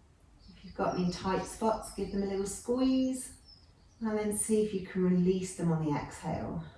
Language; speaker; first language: English; native; English